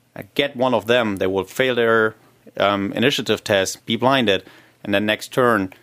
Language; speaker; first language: English; non-native, fluent; German